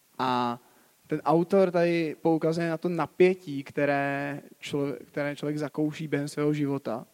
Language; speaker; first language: Czech; native; Czech